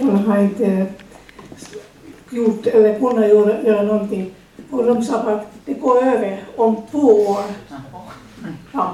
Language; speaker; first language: Swedish; non-native, learner; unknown